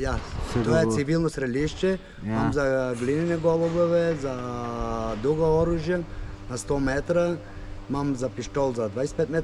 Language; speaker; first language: Slovenian; non-native, learner; Macedonian